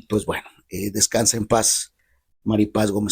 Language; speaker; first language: Spanish; native; Spanish